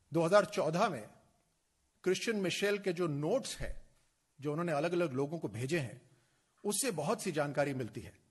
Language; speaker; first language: Hindi; native; Hindi